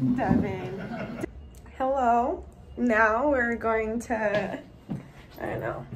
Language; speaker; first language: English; non-native, fluent; Italian